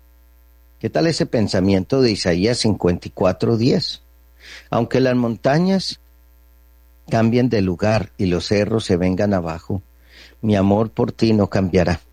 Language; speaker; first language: Spanish; native; Spanish